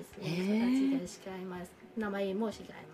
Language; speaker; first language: Japanese; non-native, learner; Thai